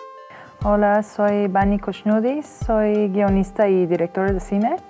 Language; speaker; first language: Spanish; non-native, fluent; Persian